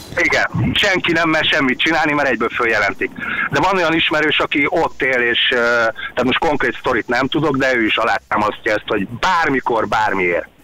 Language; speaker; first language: Hungarian; native; Hungarian